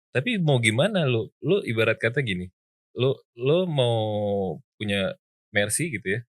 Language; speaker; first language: Indonesian; native; Indonesian